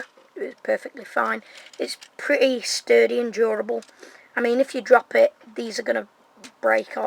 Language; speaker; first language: English; native; English